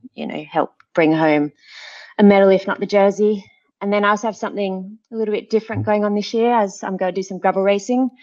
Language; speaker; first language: English; native; English